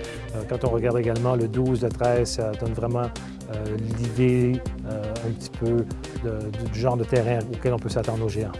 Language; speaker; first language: French; native; French